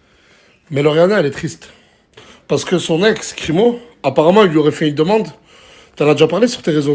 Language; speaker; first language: French; native; French